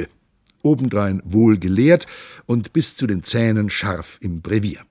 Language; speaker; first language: German; native; German